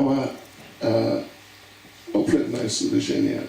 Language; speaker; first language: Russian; non-native, learner; English